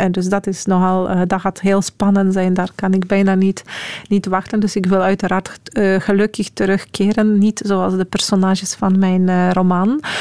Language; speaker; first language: Dutch; non-native, fluent; Polish